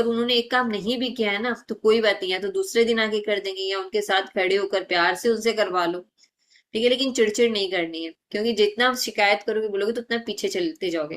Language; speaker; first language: Hindi; native; Hindi